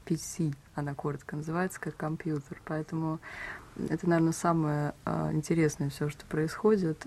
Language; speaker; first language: Russian; native; Russian